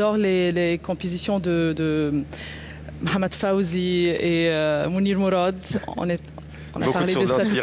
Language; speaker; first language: French; non-native, fluent; Arabic